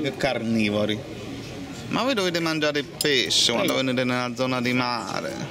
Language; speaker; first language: Italian; native; Italian